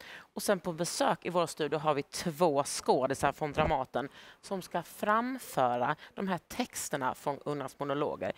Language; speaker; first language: Swedish; native; Swedish